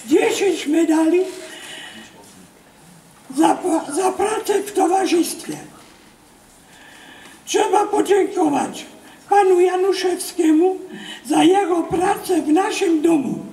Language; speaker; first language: Polish; early bilingual, heritage; Polish